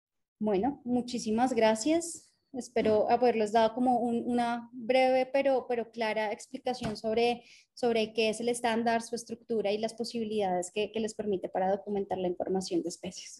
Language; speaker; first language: Spanish; native; Spanish